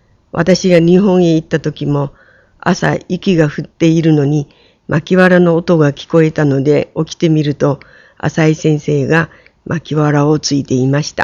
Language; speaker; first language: Japanese; non-native, fluent; Chinese